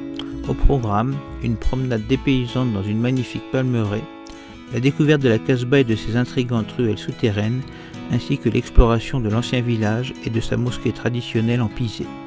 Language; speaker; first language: French; native; French